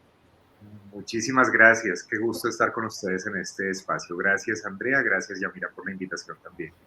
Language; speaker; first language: Spanish; native; Spanish